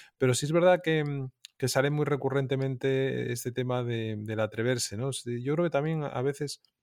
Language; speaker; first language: Spanish; native; Spanish